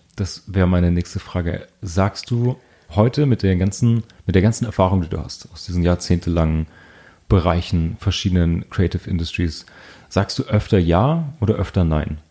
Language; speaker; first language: German; native; German